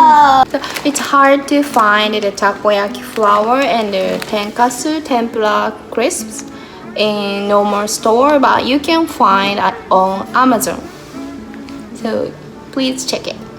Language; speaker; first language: English; non-native, fluent; Japanese